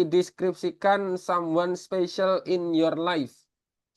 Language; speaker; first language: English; non-native, fluent; Indonesian